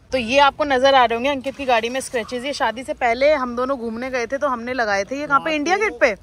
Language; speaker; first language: Hindi; native; Hindi